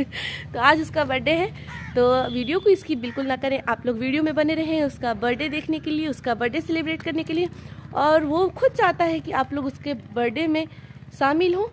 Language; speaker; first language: Hindi; native; Hindi